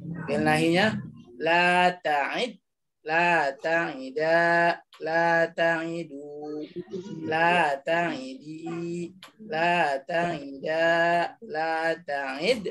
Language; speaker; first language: Arabic; non-native, fluent; Indonesian